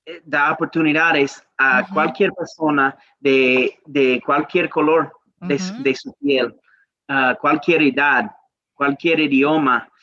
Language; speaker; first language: Spanish; non-native, learner; English